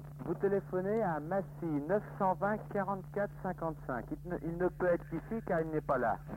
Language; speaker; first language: French; native; French